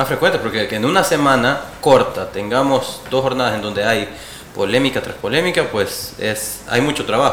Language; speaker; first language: Spanish; native; Spanish